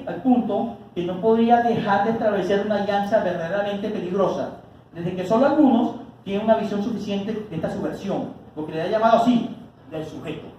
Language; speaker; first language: Spanish; native; Spanish